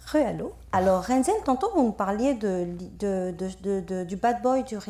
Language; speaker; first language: French; native; French